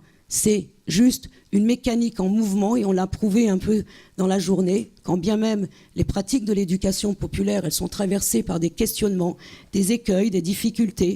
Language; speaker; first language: French; native; French